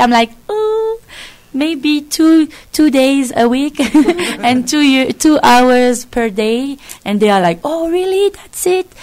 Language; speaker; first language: English; non-native, fluent; French